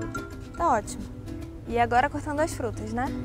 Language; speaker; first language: Portuguese; native; Portuguese